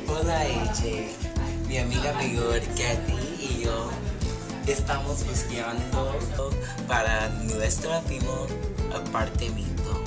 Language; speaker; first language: Spanish; non-native, learner; English